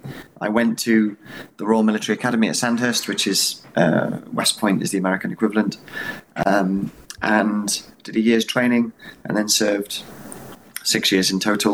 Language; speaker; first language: English; native; English